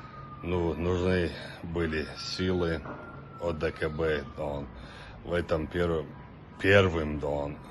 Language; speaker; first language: Russian; non-native, local second language; Chechen